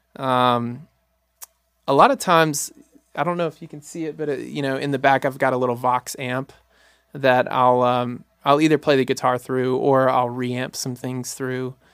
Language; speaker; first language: English; native; English